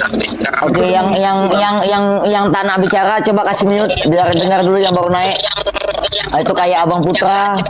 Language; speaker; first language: Malay; native; Malay